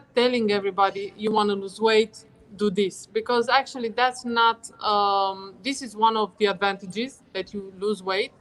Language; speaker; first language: English; non-native, fluent; Romanian